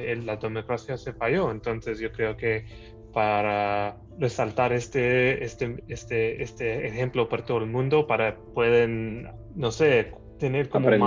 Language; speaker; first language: Spanish; early bilingual, heritage; Spanish